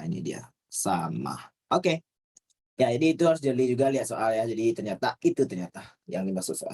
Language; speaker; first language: Indonesian; native; Indonesian